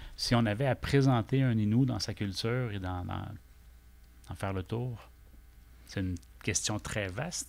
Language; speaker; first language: French; native; French